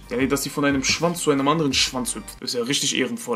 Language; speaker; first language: German; native; German